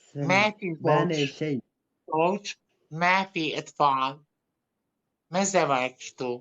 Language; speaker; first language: Turkish; non-native, local second language; Arabic